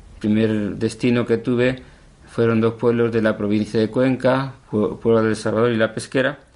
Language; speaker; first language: Spanish; native; Spanish